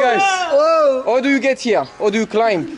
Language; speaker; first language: English; non-native, learner; French